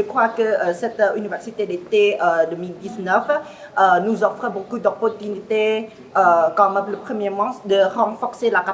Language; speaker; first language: French; non-native, learner; Khmer